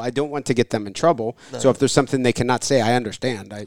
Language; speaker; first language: English; native; English